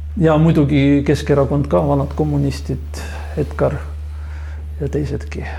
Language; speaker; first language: Estonian; non-native, local second language; Russian